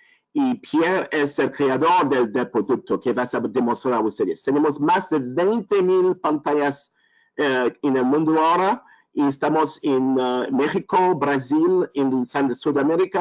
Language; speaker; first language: Spanish; non-native, learner; French